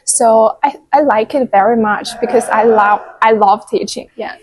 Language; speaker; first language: English; non-native, fluent; Chinese